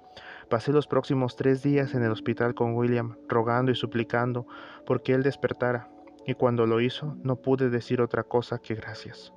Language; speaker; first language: Spanish; native; Spanish